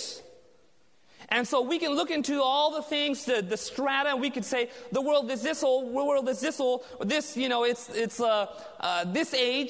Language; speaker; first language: English; native; English